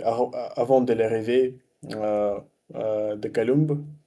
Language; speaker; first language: French; non-native, learner; Russian